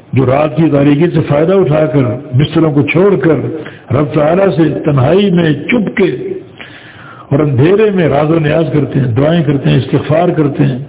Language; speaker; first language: Urdu; native; Urdu